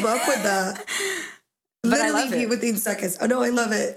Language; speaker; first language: English; non-native, fluent; Spanish